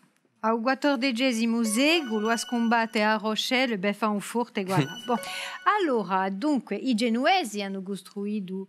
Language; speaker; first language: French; non-native, local second language; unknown